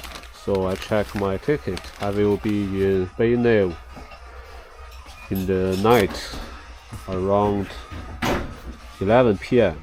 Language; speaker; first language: English; non-native, fluent; Chinese